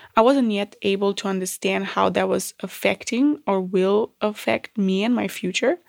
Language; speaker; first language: English; non-native, fluent; Macedonian